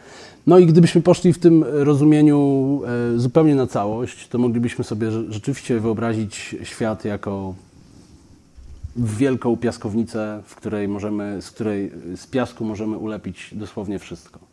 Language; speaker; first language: Polish; native; Polish